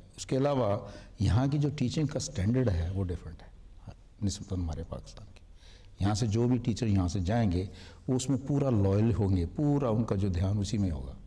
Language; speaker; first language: Urdu; non-native, local second language; Punjabi